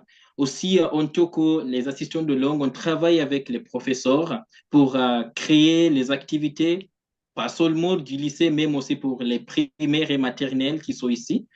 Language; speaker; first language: French; non-native, fluent; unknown